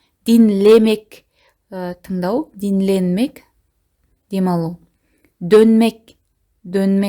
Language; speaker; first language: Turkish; non-native, fluent; Kazakh